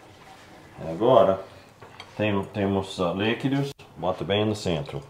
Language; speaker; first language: Portuguese; non-native, learner; English